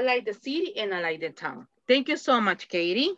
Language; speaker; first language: English; non-native, fluent; Spanish